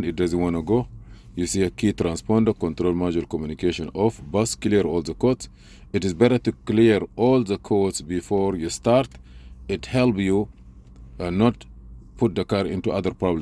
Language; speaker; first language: English; non-native, fluent; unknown